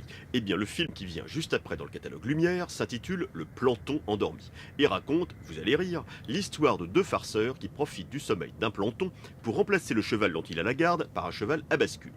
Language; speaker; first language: French; native; French